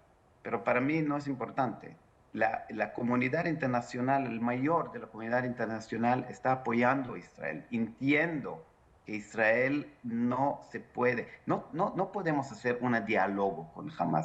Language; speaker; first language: Spanish; non-native, fluent; Hebrew